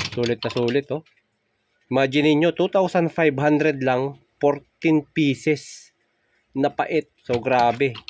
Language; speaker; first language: Filipino; native; Filipino